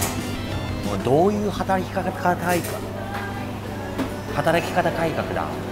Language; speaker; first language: Japanese; native; Japanese